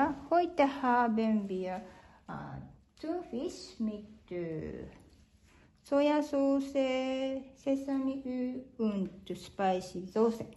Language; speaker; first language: German; non-native, learner; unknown